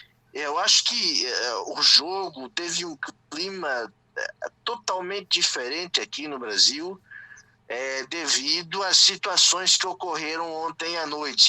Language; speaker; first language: Portuguese; native; Portuguese